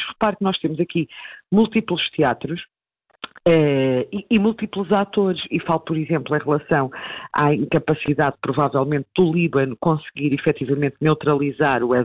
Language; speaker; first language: Portuguese; native; Portuguese